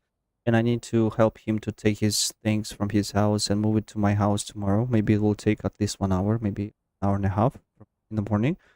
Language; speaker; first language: English; non-native, fluent; Russian